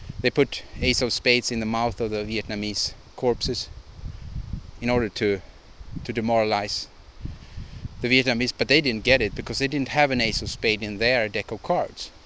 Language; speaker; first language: English; non-native, fluent; Swedish